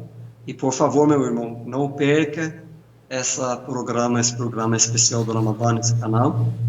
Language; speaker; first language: Portuguese; non-native, fluent; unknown